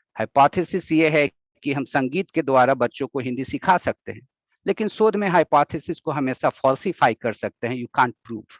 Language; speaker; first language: Hindi; native; Hindi